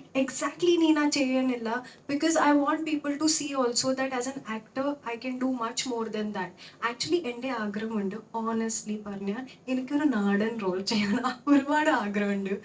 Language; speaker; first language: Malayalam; non-native, local second language; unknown